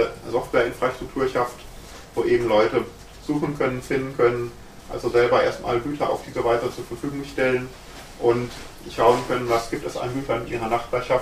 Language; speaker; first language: German; native; German